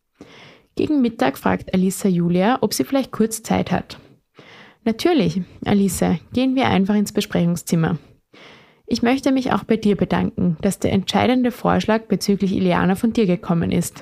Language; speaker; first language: German; native; German